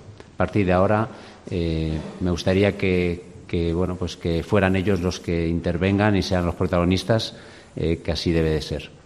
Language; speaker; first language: Spanish; native; Spanish